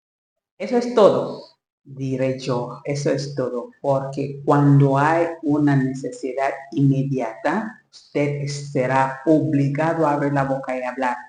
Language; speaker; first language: Spanish; non-native, learner; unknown